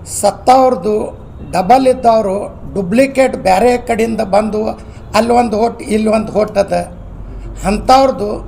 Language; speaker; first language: Kannada; non-native, local second language; Urdu